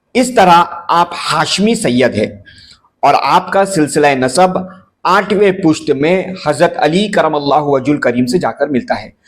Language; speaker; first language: Urdu; native; Urdu